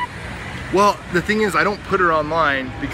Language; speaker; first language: English; native; English